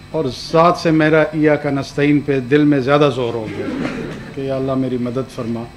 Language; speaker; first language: Urdu; non-native, local second language; Pashto